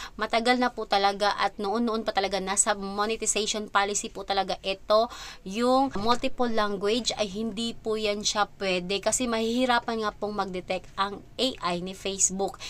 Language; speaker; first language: Filipino; non-native, local second language; Cebuano